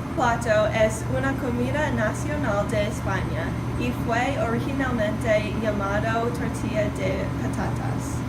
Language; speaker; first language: Spanish; non-native, learner; English